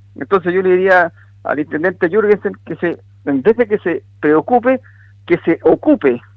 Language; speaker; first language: Spanish; native; Spanish